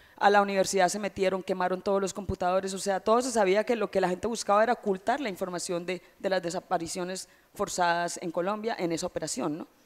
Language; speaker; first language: Spanish; native; Spanish